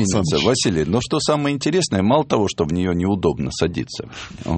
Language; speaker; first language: Russian; native; Russian